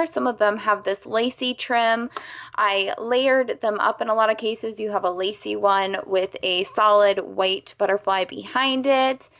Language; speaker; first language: English; native; English